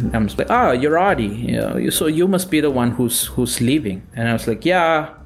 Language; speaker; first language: English; non-native, local second language; Tamil